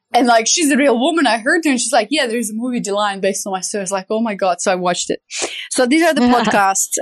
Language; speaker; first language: English; non-native, fluent; Romanian